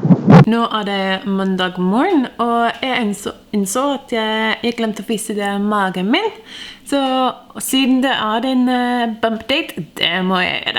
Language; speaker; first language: Norwegian; non-native, fluent; English